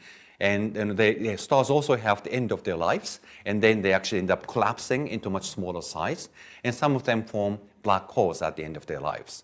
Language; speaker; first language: English; non-native, fluent; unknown